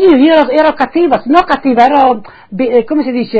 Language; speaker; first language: Italian; non-native, local second language; Friulian